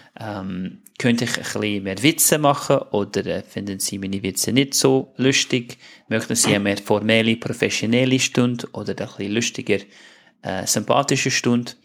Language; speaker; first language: German; non-native, fluent; English